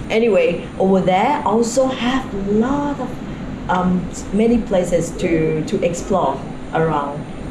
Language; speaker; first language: English; non-native, learner; Thai